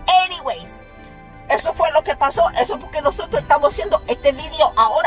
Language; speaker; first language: Spanish; early bilingual, heritage; Spanish